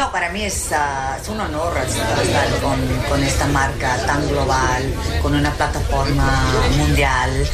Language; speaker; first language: Spanish; early bilingual, heritage; English